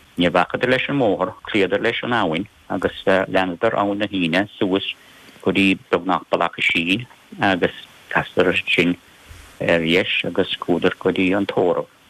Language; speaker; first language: Irish; native; Irish